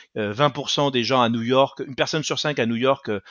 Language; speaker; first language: French; early bilingual, other home language; Spanish